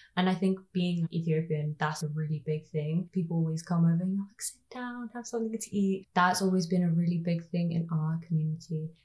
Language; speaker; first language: English; native; English